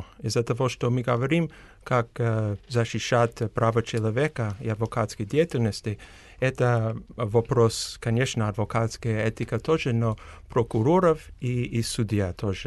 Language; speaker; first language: Russian; non-native, fluent; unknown